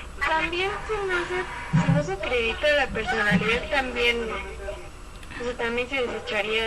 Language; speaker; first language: Spanish; native; Spanish